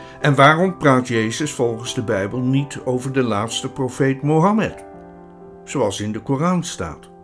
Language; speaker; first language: Dutch; non-native, fluent; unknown